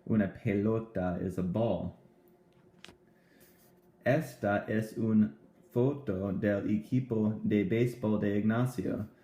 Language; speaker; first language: Spanish; non-native, fluent; English